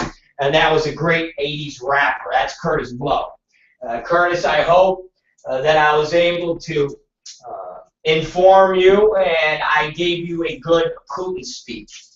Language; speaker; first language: English; native; English